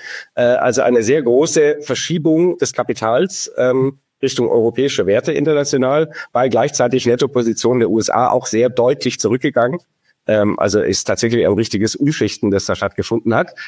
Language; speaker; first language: German; native; German